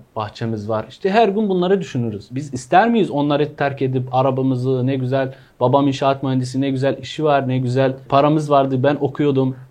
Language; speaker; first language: Turkish; non-native, fluent; Arabic